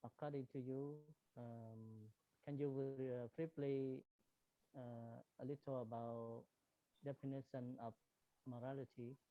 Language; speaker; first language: English; non-native, learner; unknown